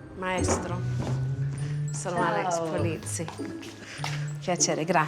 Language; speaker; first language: Italian; early bilingual, heritage; English